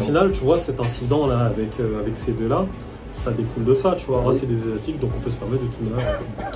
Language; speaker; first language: French; native; French